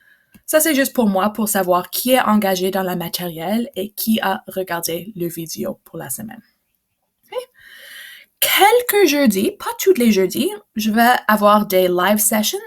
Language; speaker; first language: French; non-native, local second language; English